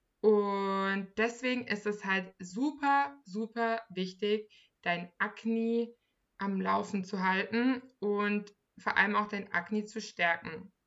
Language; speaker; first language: German; native; German